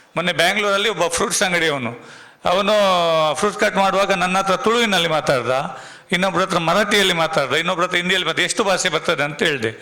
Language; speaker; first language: Kannada; non-native, local second language; Tulu